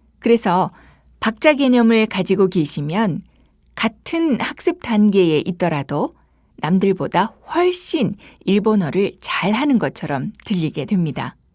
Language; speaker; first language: Korean; native; Korean